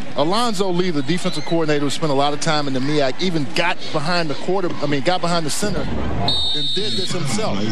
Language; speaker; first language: English; native; English